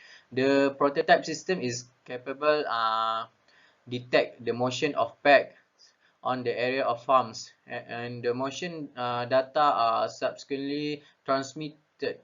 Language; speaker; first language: English; non-native, local second language; Malay